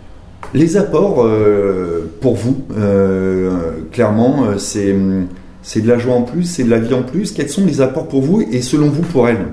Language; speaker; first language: French; native; French